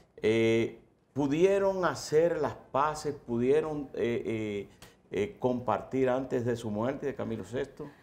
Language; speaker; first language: Spanish; native; Spanish